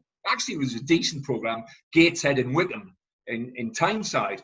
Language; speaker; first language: English; native; English